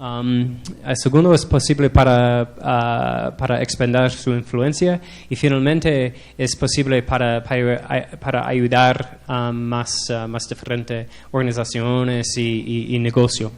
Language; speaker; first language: Spanish; non-native, learner; English